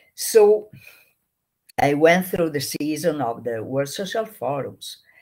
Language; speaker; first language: English; non-native, learner; Italian